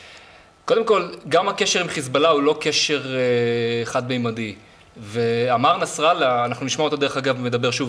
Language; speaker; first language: Hebrew; native; Hebrew